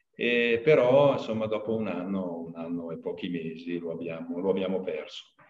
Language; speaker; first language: Italian; early bilingual, other home language; Portuguese